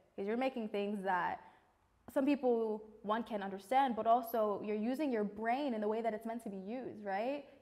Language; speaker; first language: English; native; English